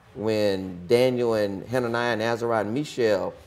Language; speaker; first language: English; native; English